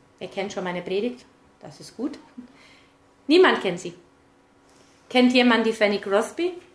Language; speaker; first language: German; early bilingual, other home language; Czech